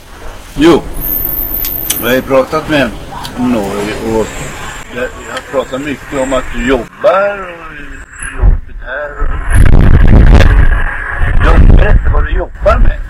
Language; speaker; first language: Swedish; native; Swedish